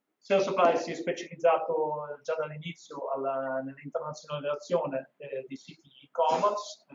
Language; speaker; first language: Italian; non-native, fluent; Dutch